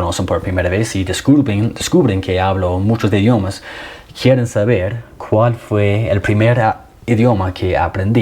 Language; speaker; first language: Spanish; non-native, fluent; English